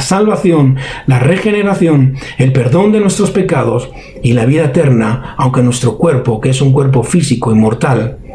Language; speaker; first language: Spanish; native; Spanish